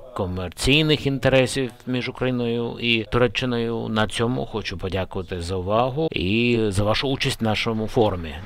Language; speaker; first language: Ukrainian; non-native, fluent; Turkish